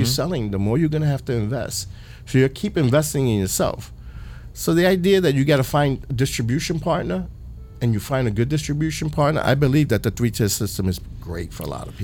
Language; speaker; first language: English; early bilingual, other home language; Spanish